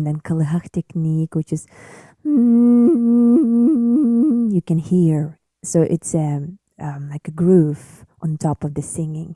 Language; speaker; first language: English; non-native, fluent; Yakut